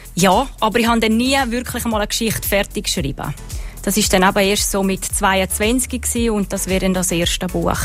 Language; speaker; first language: German; native; German